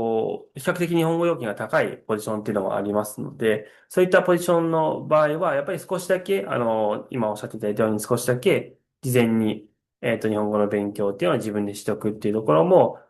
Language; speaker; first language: Japanese; native; Japanese